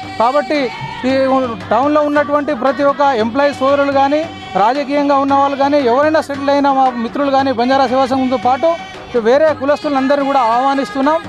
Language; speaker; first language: Telugu; non-native, local second language; Lambadi